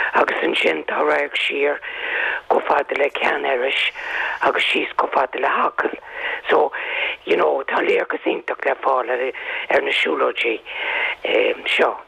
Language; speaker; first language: Irish; native; Irish